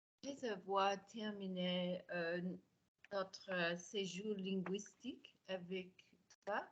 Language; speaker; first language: French; non-native, learner; English